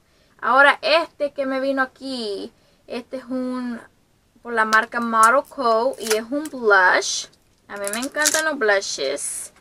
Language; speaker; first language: Spanish; early bilingual, heritage; Spanish